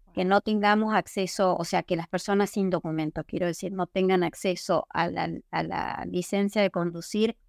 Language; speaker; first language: Spanish; native; Spanish